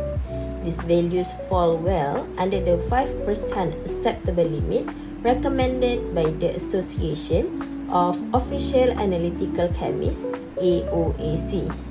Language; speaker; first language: English; non-native, local second language; Malay